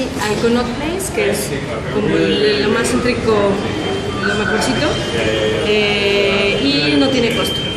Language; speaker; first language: Spanish; native; Spanish